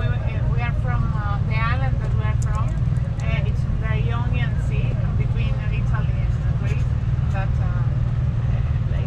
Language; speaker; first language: English; non-native, fluent; Greek